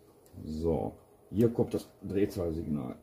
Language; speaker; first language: German; native; German